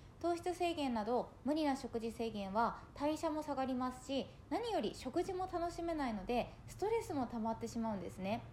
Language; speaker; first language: Japanese; native; Japanese